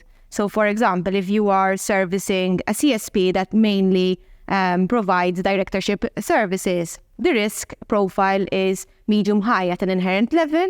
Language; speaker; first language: English; non-native, local second language; Maltese